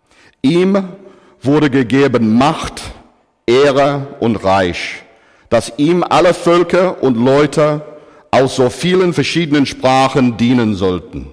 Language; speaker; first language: German; non-native, fluent; English